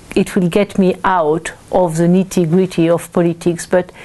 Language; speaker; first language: English; non-native, fluent; French